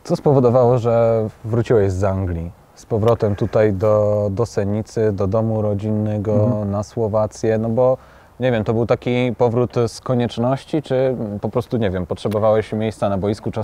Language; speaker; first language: Polish; native; Polish